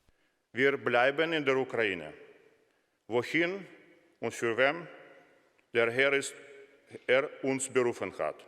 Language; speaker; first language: German; non-native, fluent; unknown